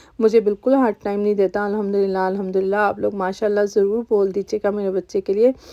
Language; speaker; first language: Urdu; native; Urdu